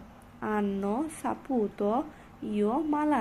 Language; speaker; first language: Italian; non-native, learner; Bangla